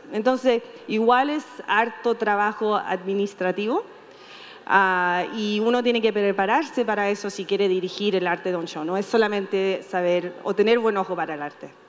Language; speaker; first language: Spanish; native; Spanish